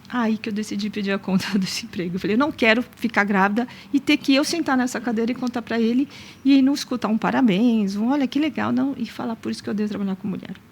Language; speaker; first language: Portuguese; native; Portuguese